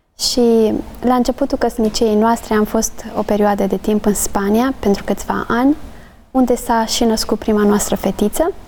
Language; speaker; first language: Romanian; native; Romanian